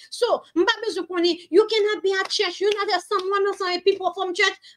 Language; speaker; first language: English; non-native, learner; Haitian Creole